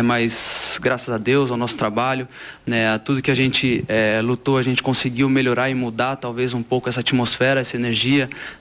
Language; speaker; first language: Portuguese; native; Portuguese